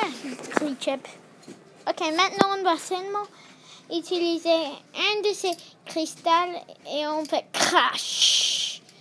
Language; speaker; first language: French; non-native, learner; English